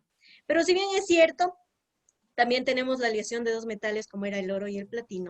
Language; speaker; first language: Spanish; native; Spanish